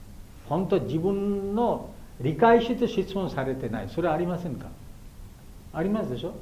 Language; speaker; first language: Japanese; non-native, fluent; Bangla